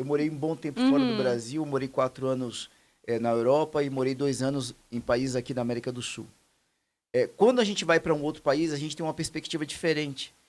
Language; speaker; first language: Portuguese; native; Portuguese